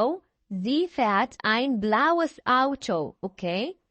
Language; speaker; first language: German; non-native, fluent; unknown